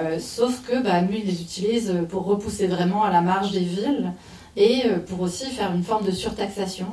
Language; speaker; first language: French; native; French